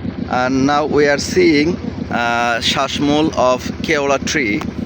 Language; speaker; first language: English; non-native, local second language; Bangla